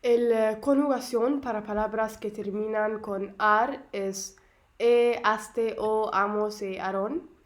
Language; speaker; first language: Spanish; non-native, learner; Arabic